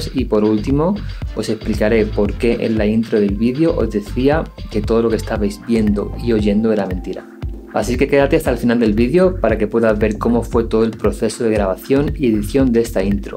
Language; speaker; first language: Spanish; native; Spanish